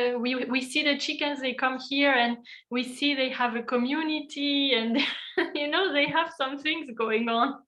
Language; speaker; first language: English; non-native, fluent; French